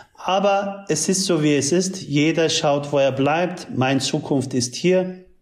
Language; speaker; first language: German; early bilingual, other home language; Turkish